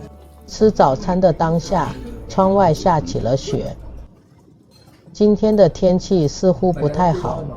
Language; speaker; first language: Chinese; native; Chinese